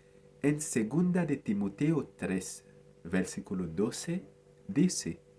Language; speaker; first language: Spanish; non-native, fluent; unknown